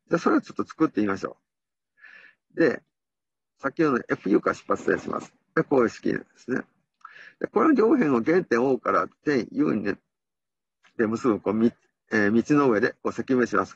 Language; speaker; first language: Japanese; native; Japanese